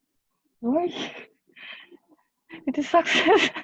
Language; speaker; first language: English; non-native, learner; Indonesian